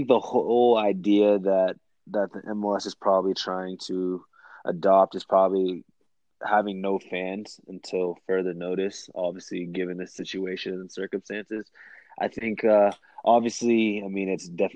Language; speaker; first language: English; native; English